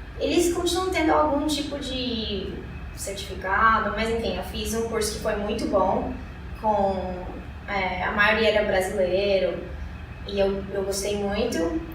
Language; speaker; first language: Portuguese; non-native, fluent; English